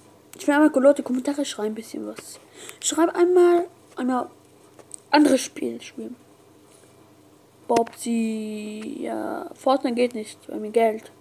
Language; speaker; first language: German; non-native, learner; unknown